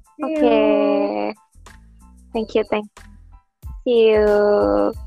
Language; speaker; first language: English; non-native, learner; Indonesian